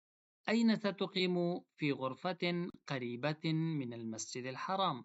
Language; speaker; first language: Arabic; non-native, fluent; Pashto